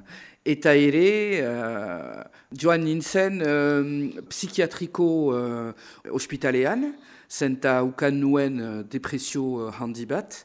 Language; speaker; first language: Basque; non-native, local second language; French